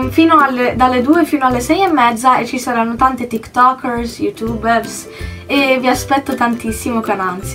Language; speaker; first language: Italian; native; Italian